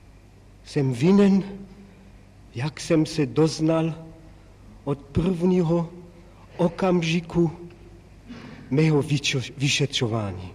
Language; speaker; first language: Czech; non-native, fluent; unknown